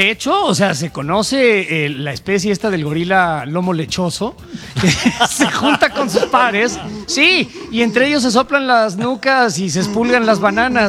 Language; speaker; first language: Spanish; native; Spanish